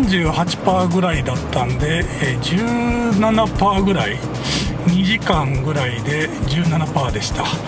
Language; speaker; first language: Japanese; native; Japanese